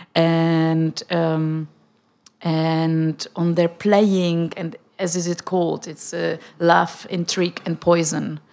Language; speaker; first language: English; non-native, fluent; Czech